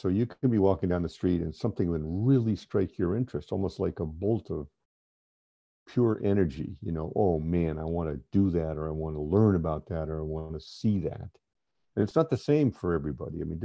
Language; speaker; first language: English; native; English